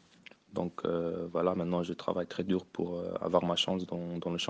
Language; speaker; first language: French; early bilingual, other home language; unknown